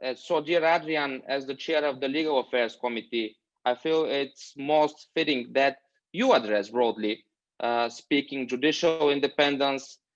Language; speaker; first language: English; non-native, fluent; Bulgarian